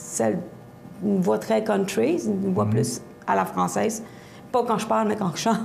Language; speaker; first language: French; native; French